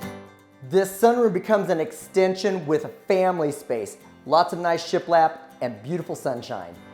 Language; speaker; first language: English; native; English